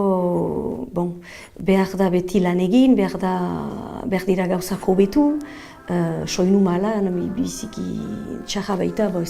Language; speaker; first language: Basque; native; Basque